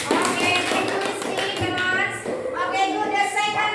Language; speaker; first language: English; non-native, learner; Indonesian